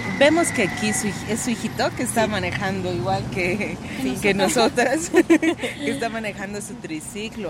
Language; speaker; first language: Spanish; native; Spanish